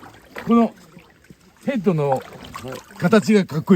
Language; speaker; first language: Japanese; native; Japanese